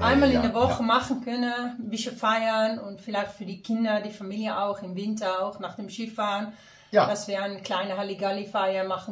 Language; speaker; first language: German; non-native, learner; Dutch